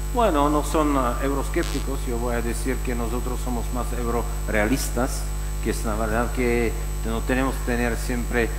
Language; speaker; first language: Spanish; non-native, fluent; Czech